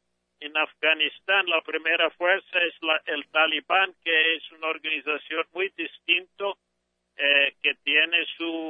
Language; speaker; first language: Spanish; non-native, fluent; English